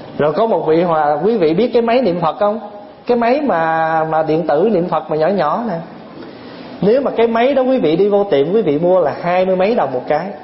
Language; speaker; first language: Vietnamese; early bilingual, other home language; English